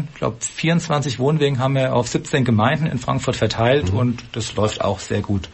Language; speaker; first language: German; native; German